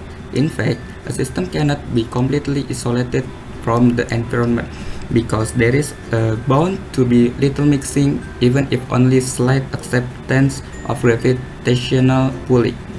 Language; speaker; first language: English; non-native, learner; Indonesian